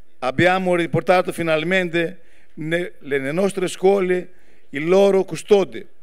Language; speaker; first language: Italian; non-native, fluent; Greek